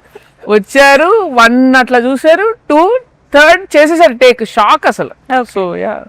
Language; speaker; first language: Telugu; native; Telugu